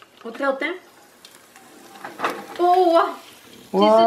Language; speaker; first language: Korean; non-native, learner; Spanish